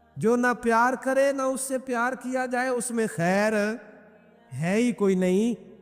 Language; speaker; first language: Urdu; non-native, local second language; Punjabi